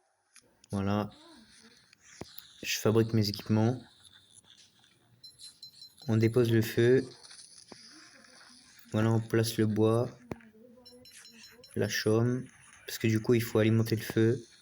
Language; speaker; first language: French; native; French